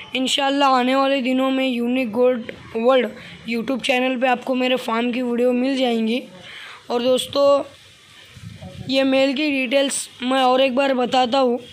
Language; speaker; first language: Hindi; non-native, local second language; Urdu